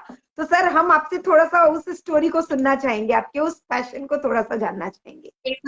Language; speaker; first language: Hindi; native; Hindi